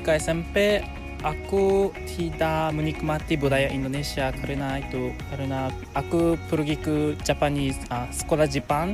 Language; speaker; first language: Indonesian; non-native, learner; Japanese